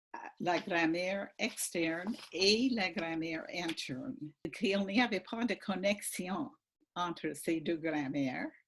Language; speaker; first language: French; non-native, fluent; English